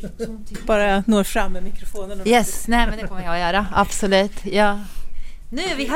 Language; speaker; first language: Swedish; non-native, fluent; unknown